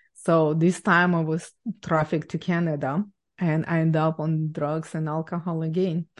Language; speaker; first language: English; non-native, fluent; Ukrainian